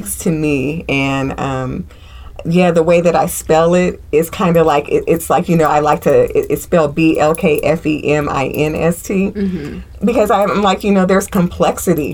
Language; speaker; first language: English; native; English